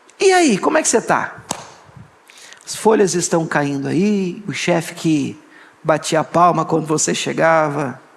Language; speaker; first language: Portuguese; native; Portuguese